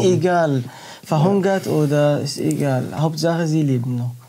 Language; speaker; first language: German; non-native, learner; Arabic